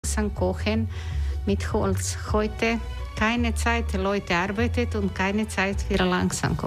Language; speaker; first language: German; non-native, learner; Croatian